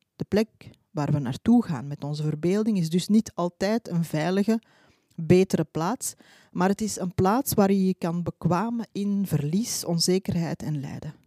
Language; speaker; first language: Dutch; early bilingual, other home language; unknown